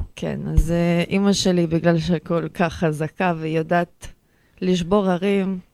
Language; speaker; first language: Hebrew; early bilingual, other home language; Russian